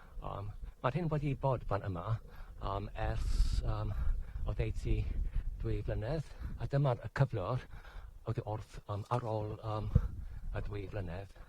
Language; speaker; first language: Welsh; non-native, learner; English